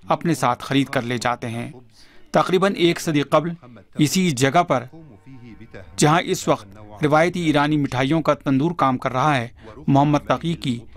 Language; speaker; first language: Urdu; native; Urdu